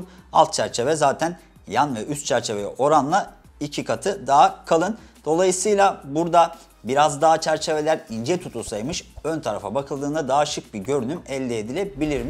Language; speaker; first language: Turkish; native; Turkish